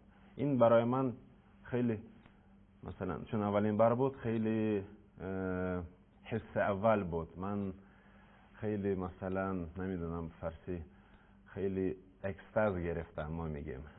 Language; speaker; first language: Persian; non-native, learner; Russian